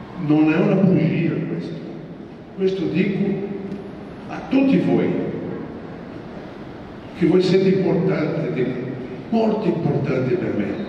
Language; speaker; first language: Italian; non-native, fluent; Portuguese